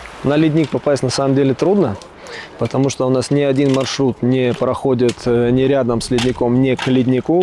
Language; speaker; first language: Russian; native; Russian